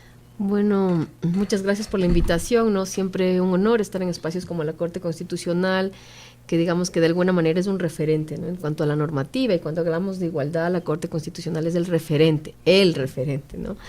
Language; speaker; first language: Spanish; native; Spanish